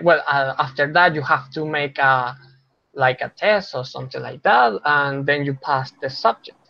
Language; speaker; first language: English; non-native, fluent; Spanish